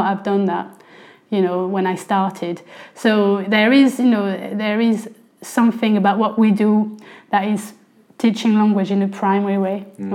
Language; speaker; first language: English; non-native, fluent; French